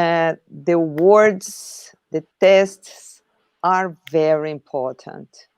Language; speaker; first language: English; non-native, learner; Portuguese